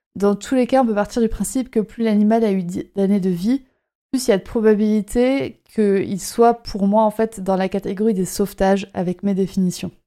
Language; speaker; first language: French; native; French